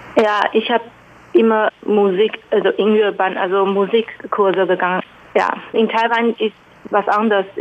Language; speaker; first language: German; non-native, fluent; Chinese